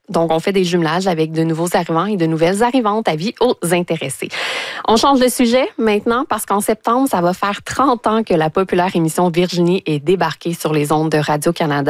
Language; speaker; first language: French; native; French